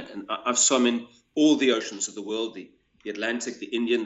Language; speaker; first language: English; native; English